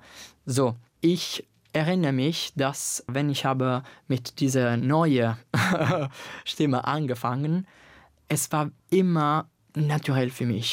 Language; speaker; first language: German; non-native, learner; Italian